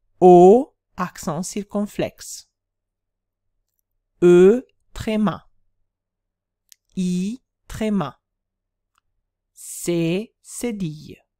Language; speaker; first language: French; non-native, fluent; Italian